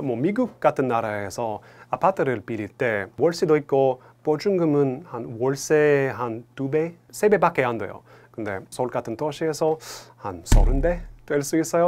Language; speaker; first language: Korean; non-native, fluent; English